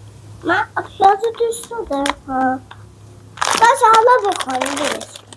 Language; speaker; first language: Persian; non-native, learner; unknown